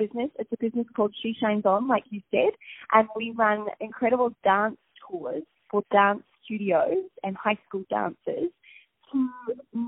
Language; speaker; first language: English; native; English